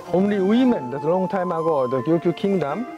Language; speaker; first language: English; non-native, learner; Japanese